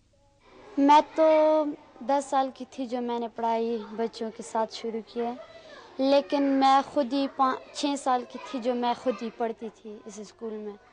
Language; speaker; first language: Hindi; non-native, fluent; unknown